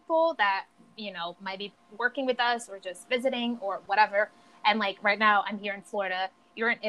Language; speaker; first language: English; non-native, fluent; Portuguese